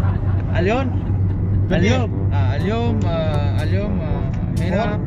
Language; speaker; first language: Arabic; non-native, learner; Filipino